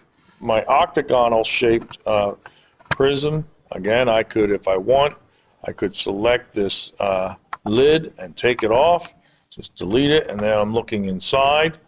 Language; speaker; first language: English; native; English